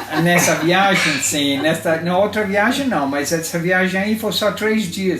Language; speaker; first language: Portuguese; non-native, fluent; Italian